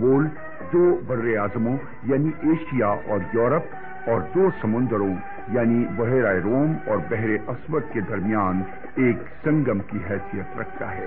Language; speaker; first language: Urdu; native; Urdu